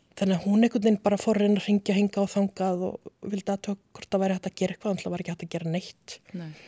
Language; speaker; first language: Icelandic; native; Icelandic